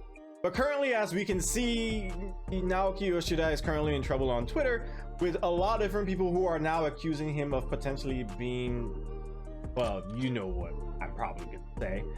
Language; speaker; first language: English; native; English